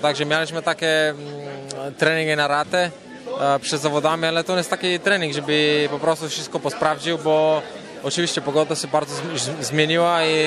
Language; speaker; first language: Polish; non-native, fluent; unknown